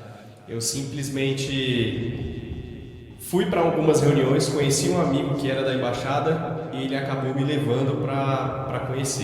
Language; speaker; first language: Portuguese; native; Portuguese